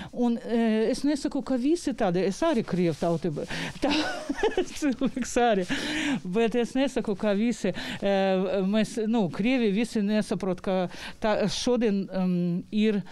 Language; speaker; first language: Latvian; non-native, local second language; Russian